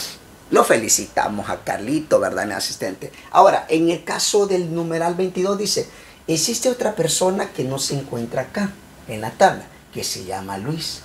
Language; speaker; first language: Spanish; native; Spanish